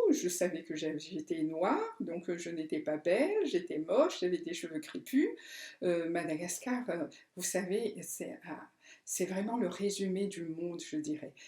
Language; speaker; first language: French; non-native, local second language; Malagasy